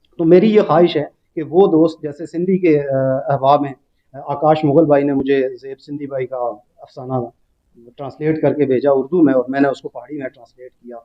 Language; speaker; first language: Urdu; non-native, local second language; Pahari-Potwari